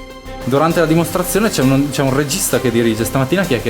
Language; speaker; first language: Italian; native; Italian